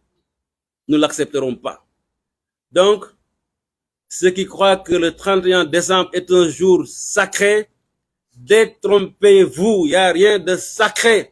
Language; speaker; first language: French; non-native, local second language; Wolof